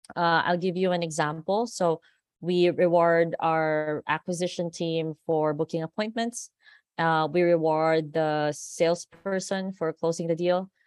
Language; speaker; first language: English; non-native, local second language; Filipino